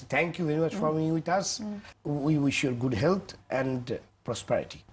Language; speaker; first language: English; non-native, local second language; Bangla